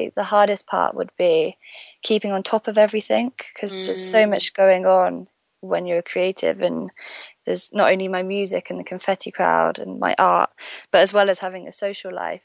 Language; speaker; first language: English; native; English